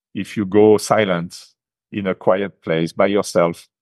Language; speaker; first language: English; non-native, fluent; French